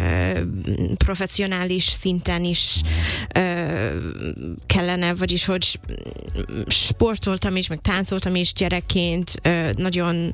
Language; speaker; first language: Hungarian; non-native, fluent; English